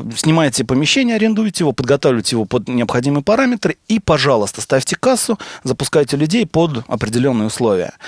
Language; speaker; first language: Russian; native; Russian